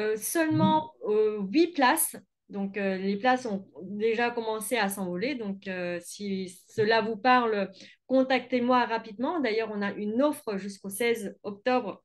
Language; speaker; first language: French; non-native, fluent; Vietnamese